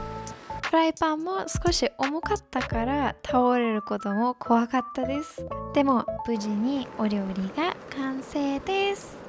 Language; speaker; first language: Japanese; non-native, fluent; English